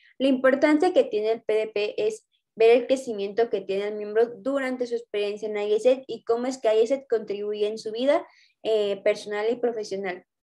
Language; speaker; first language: Spanish; native; Spanish